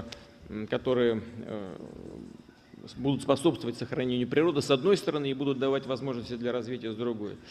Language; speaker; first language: Russian; native; Russian